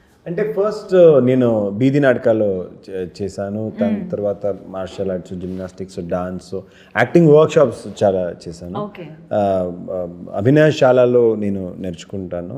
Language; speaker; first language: Telugu; non-native, learner; Kannada